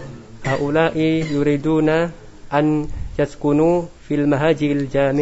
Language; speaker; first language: Arabic; non-native, learner; Indonesian